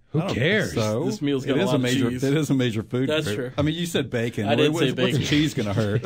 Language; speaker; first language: English; native; English